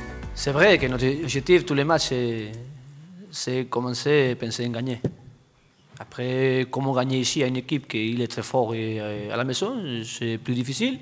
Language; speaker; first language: French; non-native, fluent; Spanish